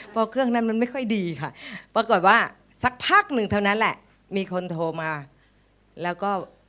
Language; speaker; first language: Thai; native; Thai